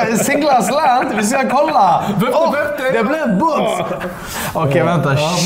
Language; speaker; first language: Swedish; native; Swedish